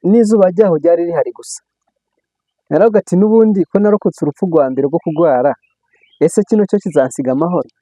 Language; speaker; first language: Kinyarwanda; early bilingual, heritage; Kinyarwanda